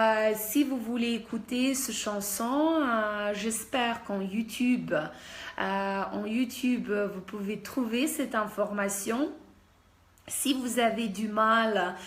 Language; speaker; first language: French; non-native, fluent; Russian